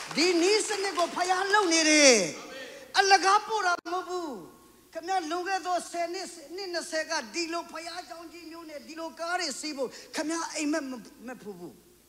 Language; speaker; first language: Burmese; non-native, local second language; S'gaw Karen